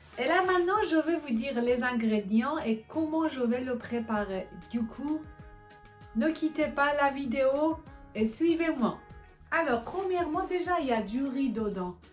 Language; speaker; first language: French; non-native, fluent; Persian